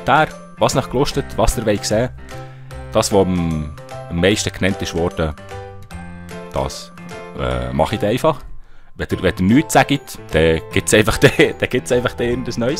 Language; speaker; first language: German; native; German